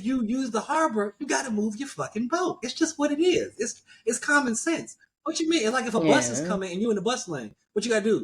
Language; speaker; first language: English; native; English